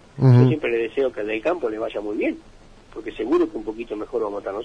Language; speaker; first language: Spanish; native; Spanish